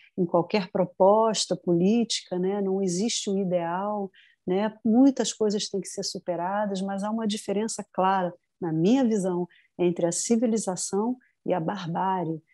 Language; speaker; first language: Portuguese; native; Portuguese